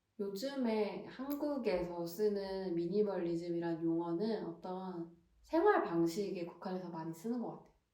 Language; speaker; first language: Korean; native; Korean